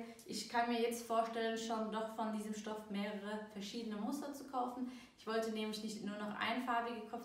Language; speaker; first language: German; early bilingual, other home language; Turkish